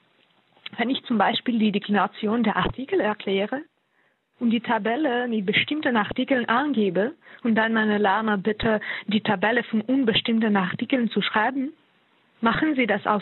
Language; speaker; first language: German; non-native, fluent; Russian